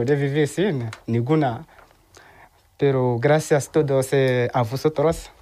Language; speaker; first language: Spanish; non-native, learner; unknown